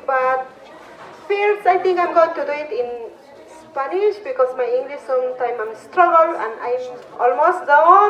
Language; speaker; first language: English; non-native, learner; Spanish